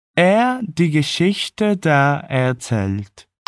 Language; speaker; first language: German; non-native, fluent; Portuguese